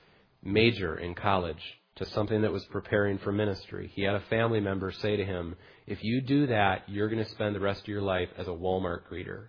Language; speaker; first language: English; native; English